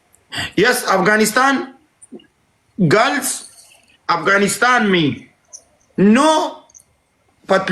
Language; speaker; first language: English; non-native, learner; Pashto